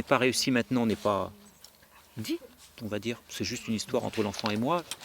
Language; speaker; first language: French; native; French